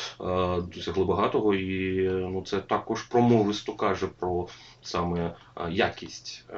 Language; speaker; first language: Ukrainian; non-native, local second language; Russian